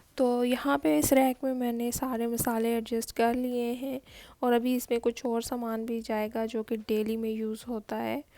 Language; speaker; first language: Urdu; native; Urdu